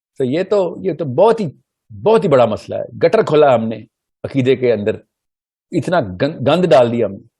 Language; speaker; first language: Urdu; early bilingual, heritage; Urdu